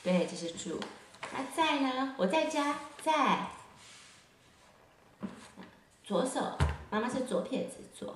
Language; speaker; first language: Chinese; native; Chinese